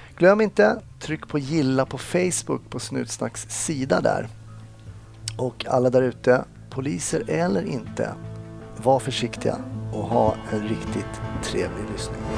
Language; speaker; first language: Swedish; native; Swedish